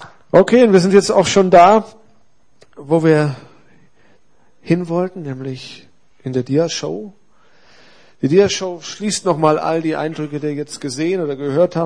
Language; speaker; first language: German; native; German